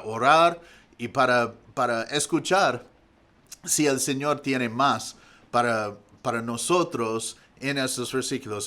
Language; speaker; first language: Spanish; non-native, fluent; English